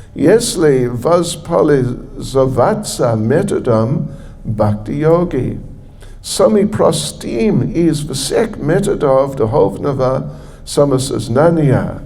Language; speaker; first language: Russian; non-native, learner; English